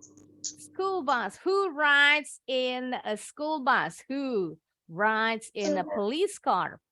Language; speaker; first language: English; non-native, fluent; Indonesian